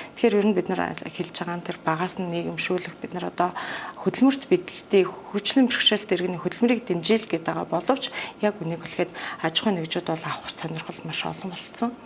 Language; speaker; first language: Mongolian; native; Mongolian